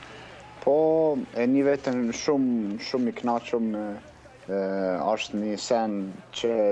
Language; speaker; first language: Albanian; early bilingual, heritage; Albanian